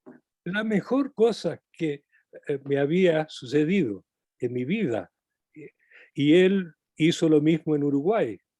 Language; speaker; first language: Spanish; non-native, fluent; English